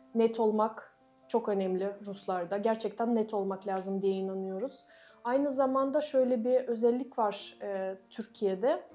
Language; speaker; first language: Turkish; non-native, fluent; Russian